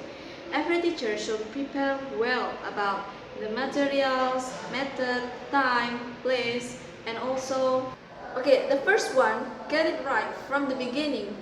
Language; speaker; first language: English; non-native, learner; Indonesian